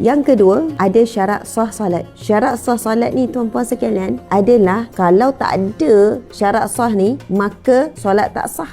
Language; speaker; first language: Malay; native; Malay